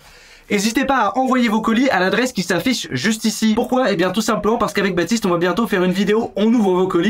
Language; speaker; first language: French; native; French